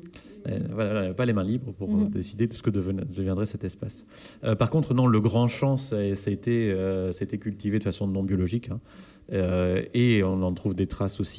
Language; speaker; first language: French; native; French